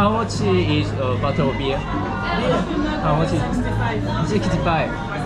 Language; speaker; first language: English; non-native, learner; Korean